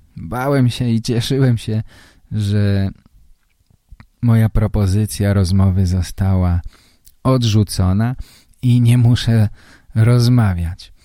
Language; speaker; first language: Polish; native; Polish